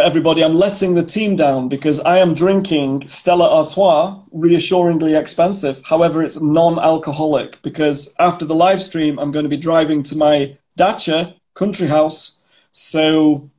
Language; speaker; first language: English; native; English